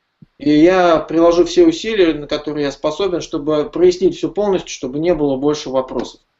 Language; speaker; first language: Russian; native; Russian